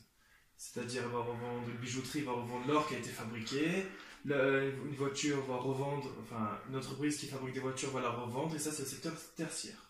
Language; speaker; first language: French; native; French